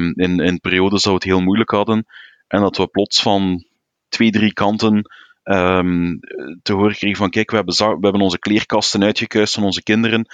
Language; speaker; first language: Dutch; native; Dutch